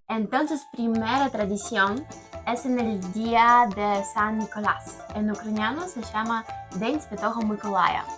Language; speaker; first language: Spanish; non-native, learner; Ukrainian